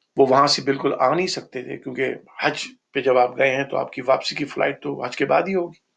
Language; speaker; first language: Urdu; native; Urdu